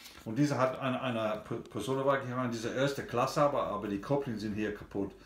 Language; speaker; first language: German; non-native, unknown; English